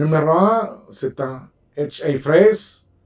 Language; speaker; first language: French; non-native, fluent; Spanish